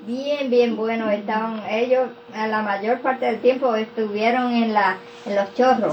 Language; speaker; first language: Spanish; native; Spanish